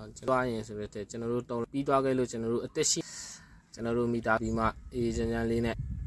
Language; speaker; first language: Burmese; native; Burmese